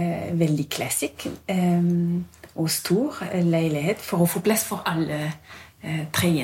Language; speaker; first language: Norwegian; non-native, fluent; French